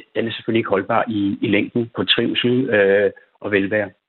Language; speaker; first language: Danish; native; Danish